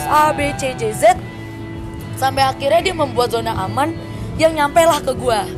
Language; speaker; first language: Indonesian; native; Indonesian